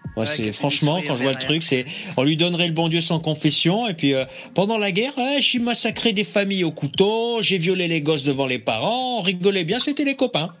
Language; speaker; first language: French; native; French